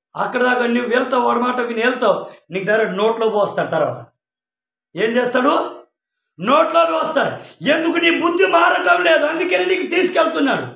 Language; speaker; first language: Telugu; non-native, local second language; Koya